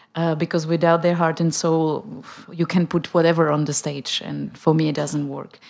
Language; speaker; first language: English; non-native, fluent; Czech